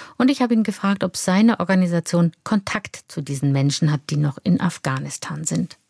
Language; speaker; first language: German; native; German